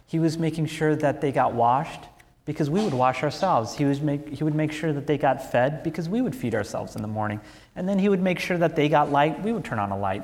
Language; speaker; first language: English; native; English